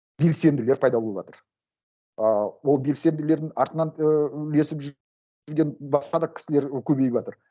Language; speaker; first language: Kazakh; non-native, local second language; Russian